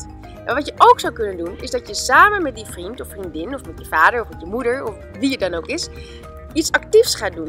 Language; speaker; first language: Dutch; native; Dutch